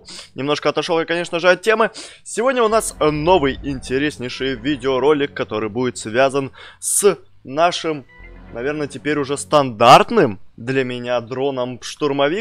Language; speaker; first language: Russian; native; Russian